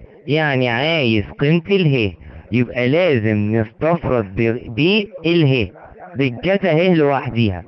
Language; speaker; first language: Arabic; native; Arabic